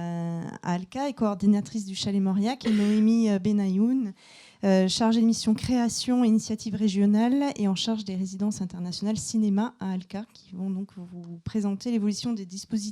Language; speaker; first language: French; native; French